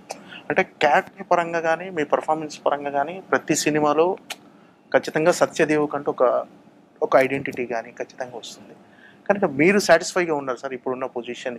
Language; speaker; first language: Telugu; native; Telugu